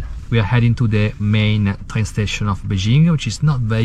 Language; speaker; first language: English; non-native, fluent; Italian